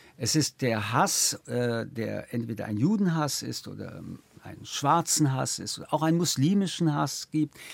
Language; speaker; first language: German; early bilingual, other home language; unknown